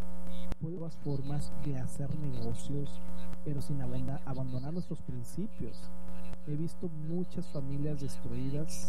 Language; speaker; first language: Spanish; native; Spanish